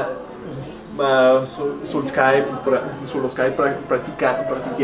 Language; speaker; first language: Italian; non-native, fluent; Spanish